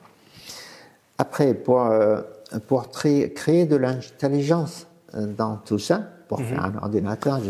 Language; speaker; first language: French; non-native, fluent; Arabic